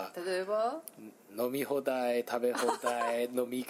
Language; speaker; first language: Japanese; non-native, learner; Chinese